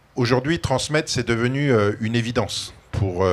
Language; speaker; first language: French; native; French